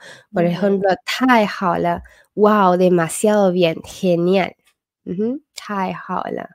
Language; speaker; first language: Spanish; non-native, fluent; Chinese